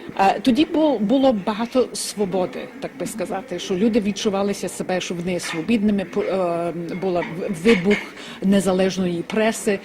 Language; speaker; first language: Ukrainian; early bilingual, heritage; Ukrainian